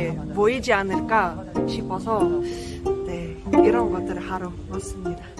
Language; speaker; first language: Korean; non-native, fluent; Russian